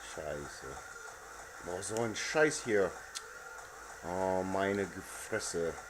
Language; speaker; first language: German; non-native, learner; English